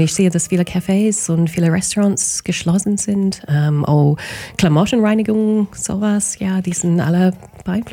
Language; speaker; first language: German; non-native, fluent; English